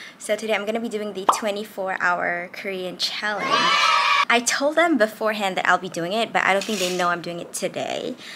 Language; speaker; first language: English; non-native, local second language; Malay